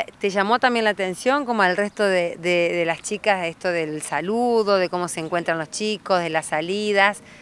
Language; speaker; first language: Spanish; native; Spanish